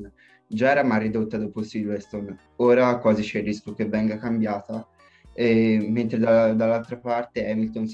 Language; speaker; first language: Italian; native; Italian